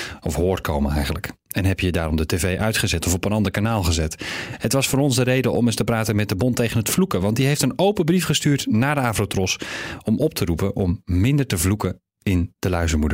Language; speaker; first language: Dutch; native; Dutch